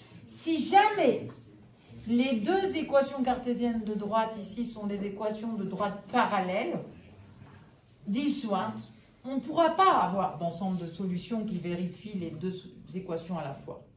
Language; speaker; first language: French; native; French